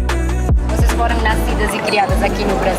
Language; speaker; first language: Portuguese; non-native, fluent; English